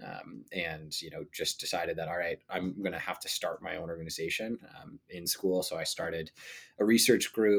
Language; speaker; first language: English; native; English